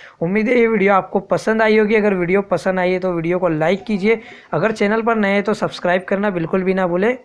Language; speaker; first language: Urdu; native; Urdu